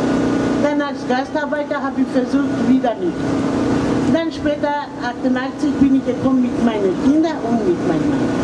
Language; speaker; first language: German; non-native, learner; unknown